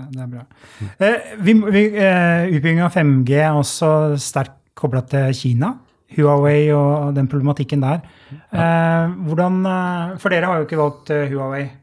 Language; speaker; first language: Norwegian; native; Norwegian